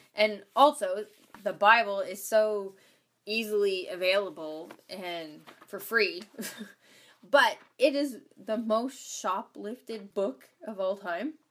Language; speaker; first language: English; native; English